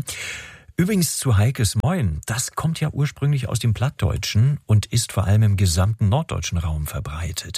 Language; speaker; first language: German; native; German